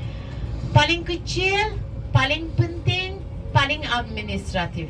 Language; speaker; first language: Indonesian; non-native, fluent; Turkish